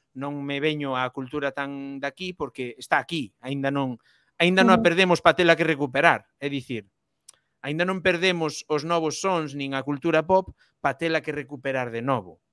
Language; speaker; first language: Galician; native; Galician